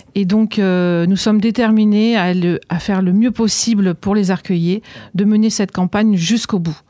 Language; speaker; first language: French; native; French